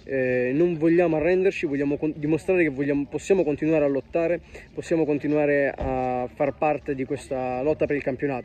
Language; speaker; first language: Italian; native; Italian